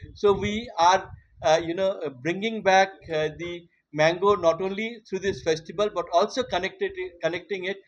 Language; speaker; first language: English; non-native, local second language; Bangla